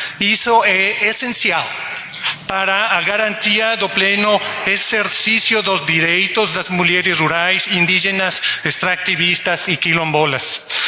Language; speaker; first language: Portuguese; non-native, learner; Spanish